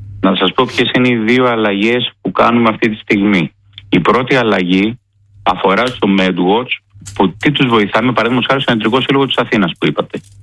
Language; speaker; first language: Greek; native; Greek